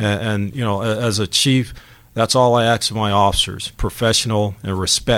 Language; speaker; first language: English; native; English